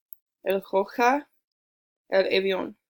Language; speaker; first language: Spanish; non-native, learner; English